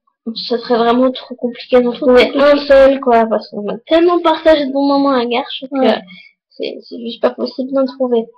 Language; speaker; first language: French; native; French